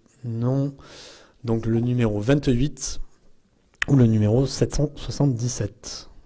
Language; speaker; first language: French; native; French